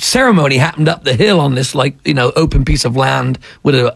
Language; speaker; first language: English; native; English